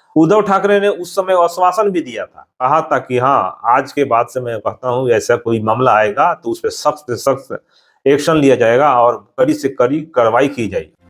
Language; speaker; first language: Hindi; native; Hindi